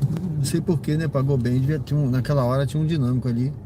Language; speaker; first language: Portuguese; native; Portuguese